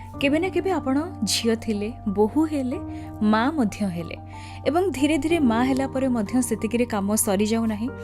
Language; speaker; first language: Odia; native; Odia